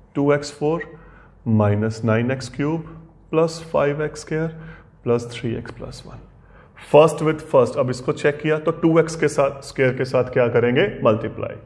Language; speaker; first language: Hindi; non-native, local second language; Punjabi